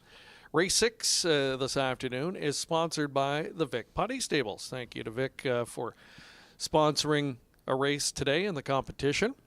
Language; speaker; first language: English; native; English